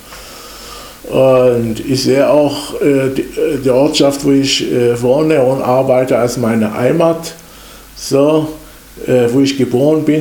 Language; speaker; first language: German; non-native, fluent; Hebrew